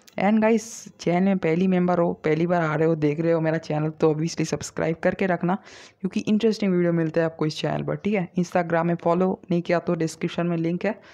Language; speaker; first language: Hindi; non-native, local second language; Bangla